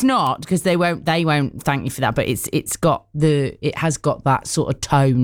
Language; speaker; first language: English; native; English